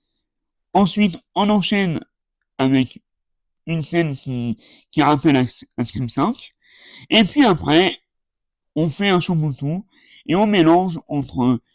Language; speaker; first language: French; native; French